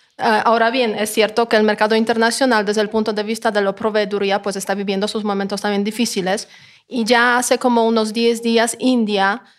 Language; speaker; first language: Spanish; non-native, fluent; Polish